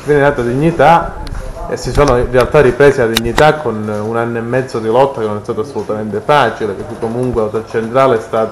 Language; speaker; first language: Italian; native; Italian